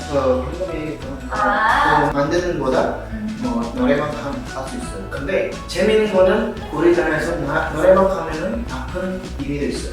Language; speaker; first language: Korean; non-native, learner; Indonesian